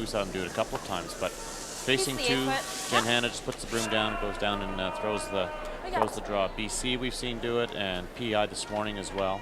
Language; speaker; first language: English; native; English